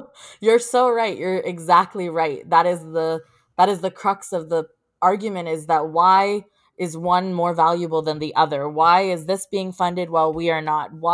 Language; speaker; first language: English; native; English